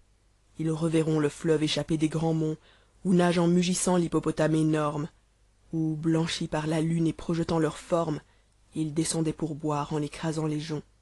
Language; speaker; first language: French; native; French